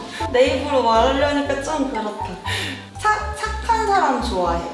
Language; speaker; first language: Korean; native; Korean